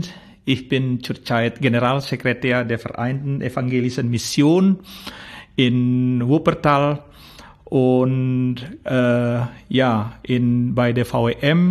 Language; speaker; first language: German; non-native, fluent; Indonesian